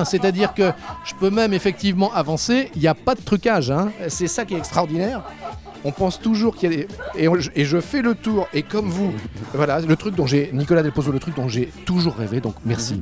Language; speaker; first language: French; native; French